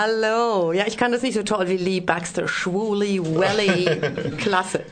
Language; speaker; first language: German; native; German